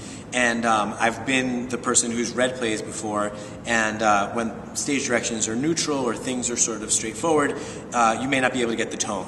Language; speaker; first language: English; native; English